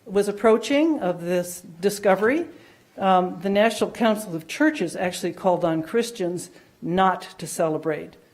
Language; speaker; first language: English; non-native, fluent; Dutch